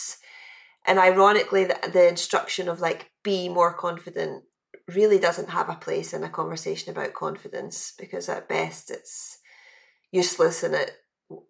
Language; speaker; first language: English; native; English